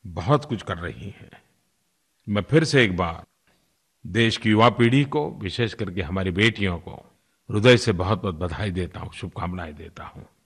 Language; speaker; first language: Hindi; non-native, local second language; Gujarati